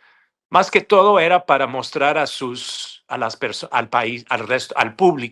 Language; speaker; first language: Spanish; non-native, fluent; English